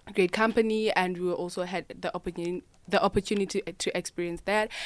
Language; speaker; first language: English; non-native, local second language; Xhosa